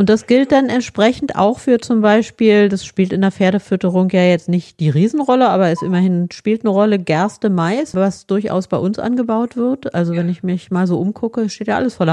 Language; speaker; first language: German; native; German